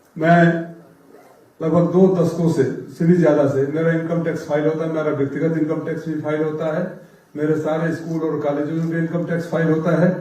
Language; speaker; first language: Hindi; native; Hindi